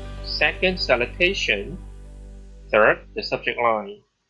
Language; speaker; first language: English; non-native, local second language; Cantonese